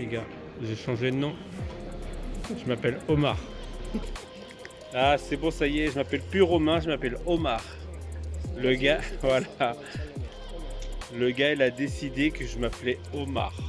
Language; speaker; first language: French; native; French